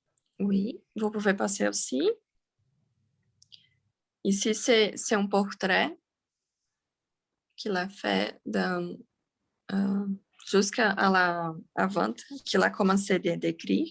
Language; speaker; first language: French; non-native, learner; Portuguese